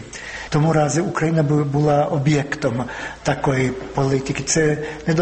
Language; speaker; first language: Ukrainian; non-native, fluent; Finnish